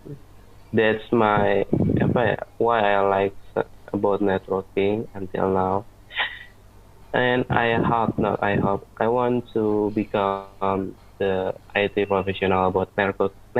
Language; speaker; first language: English; non-native, learner; Indonesian